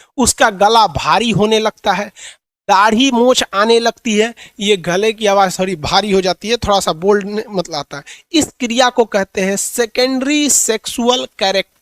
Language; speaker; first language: Hindi; native; Hindi